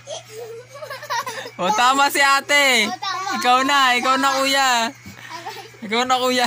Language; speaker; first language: Filipino; native; Filipino